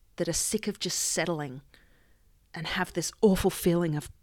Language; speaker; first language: English; native; English